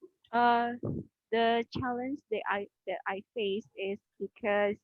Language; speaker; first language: English; non-native, learner; Indonesian